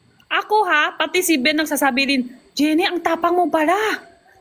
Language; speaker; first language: Filipino; non-native, learner; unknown